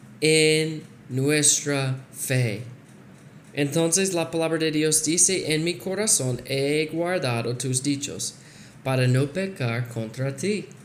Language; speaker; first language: Spanish; non-native, fluent; English